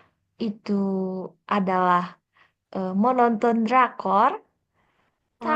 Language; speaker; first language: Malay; non-native, fluent; Korean